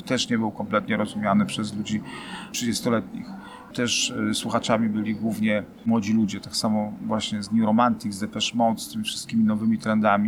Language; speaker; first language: Polish; native; Polish